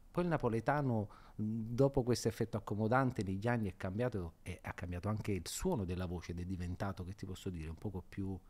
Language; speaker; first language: Italian; native; Italian